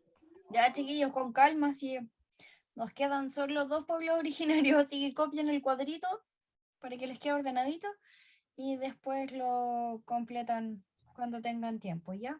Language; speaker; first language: Spanish; native; Spanish